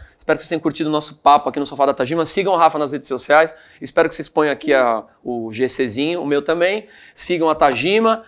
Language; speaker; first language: Portuguese; native; Portuguese